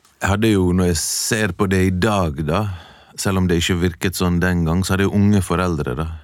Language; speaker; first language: Norwegian; early bilingual, other home language; Bosnian